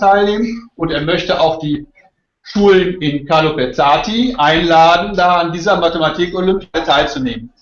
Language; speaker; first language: German; native; German